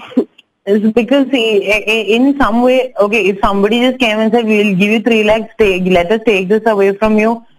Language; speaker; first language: English; non-native, local second language; Tamil